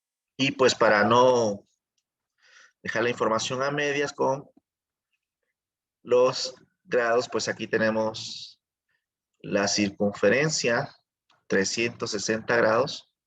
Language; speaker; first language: Spanish; native; Spanish